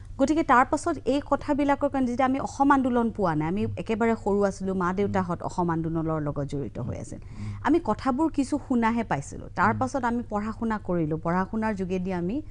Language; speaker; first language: Assamese; native; Assamese